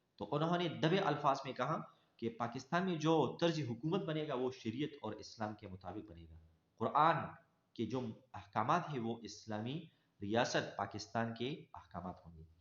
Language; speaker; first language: Urdu; non-native, local second language; Pashto